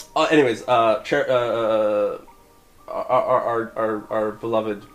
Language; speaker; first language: English; native; English